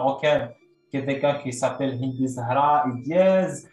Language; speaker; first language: French; non-native, local second language; Arabic